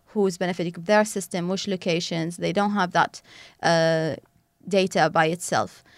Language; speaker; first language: English; non-native, fluent; Arabic